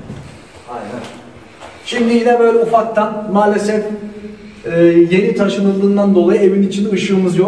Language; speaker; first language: Turkish; native; Turkish